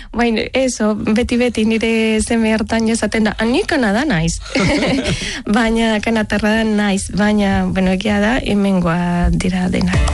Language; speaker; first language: Basque; non-native, learner; Spanish